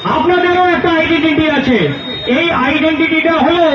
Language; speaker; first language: Bangla; non-native, local second language; Hindi